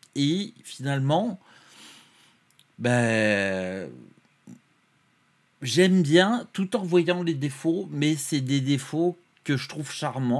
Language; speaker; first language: French; native; French